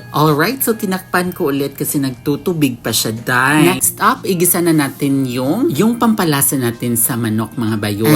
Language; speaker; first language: Filipino; non-native, local second language; Cebuano